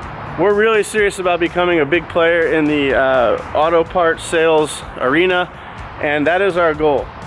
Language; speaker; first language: English; native; English